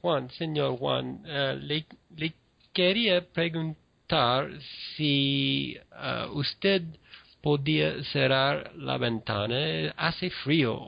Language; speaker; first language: Spanish; non-native, learner; English